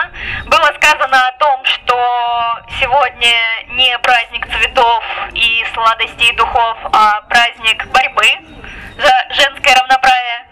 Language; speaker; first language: Russian; native; Russian